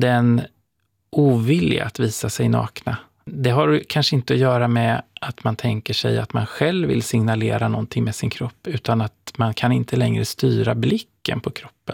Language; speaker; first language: Swedish; native; Swedish